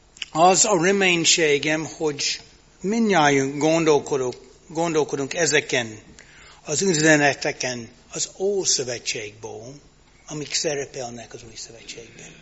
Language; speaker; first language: Hungarian; non-native, fluent; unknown